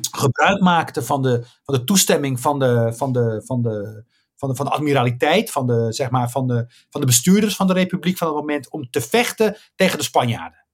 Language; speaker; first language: Dutch; early bilingual, other home language; Riffian